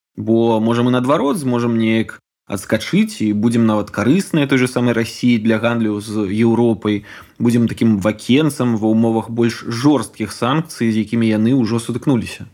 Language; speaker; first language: Belarusian; native; Belarusian